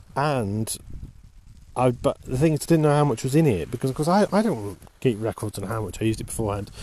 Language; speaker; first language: English; native; English